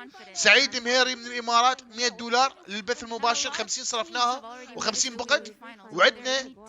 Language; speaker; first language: Arabic; native; Arabic